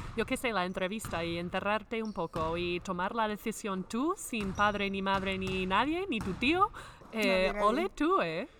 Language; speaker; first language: Spanish; non-native, fluent; English